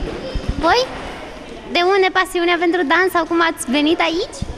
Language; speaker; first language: Romanian; native; Romanian